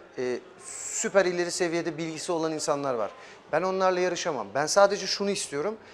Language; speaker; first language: Turkish; early bilingual, heritage; German